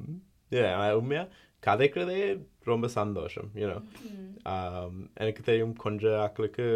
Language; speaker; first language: Tamil; early bilingual, heritage; Tamil